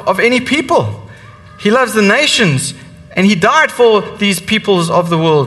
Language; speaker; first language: English; native; English